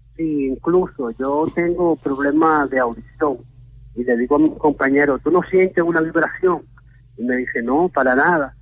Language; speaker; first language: Spanish; early bilingual, heritage; Spanish